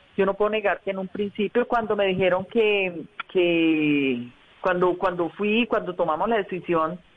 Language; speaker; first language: Spanish; native; Spanish